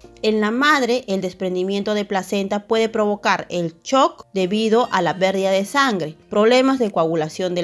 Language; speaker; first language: Spanish; native; Spanish